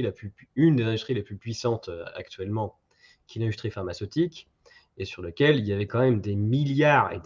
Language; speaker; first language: French; native; French